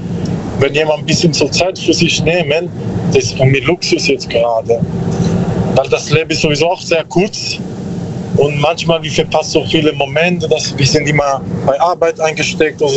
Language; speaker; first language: German; non-native, learner; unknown